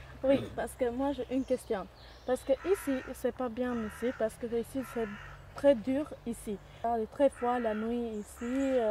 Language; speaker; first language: French; non-native, learner; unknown